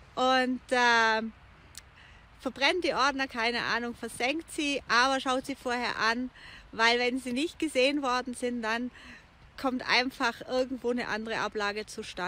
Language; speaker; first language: German; native; German